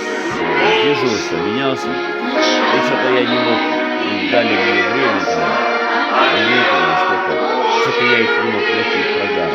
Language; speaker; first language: Russian; native; Russian